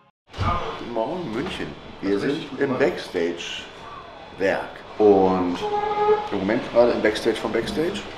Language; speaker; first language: German; native; German